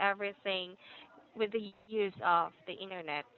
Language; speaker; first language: English; non-native, fluent; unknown